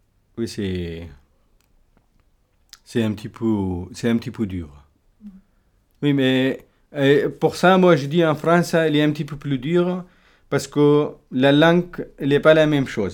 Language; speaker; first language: French; non-native, learner; Kurdish